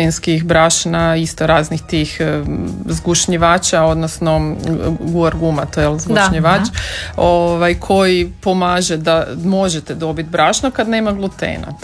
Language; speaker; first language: Serbian; native; Serbian